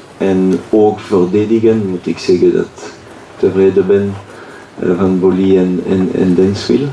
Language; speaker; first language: Dutch; non-native, local second language; French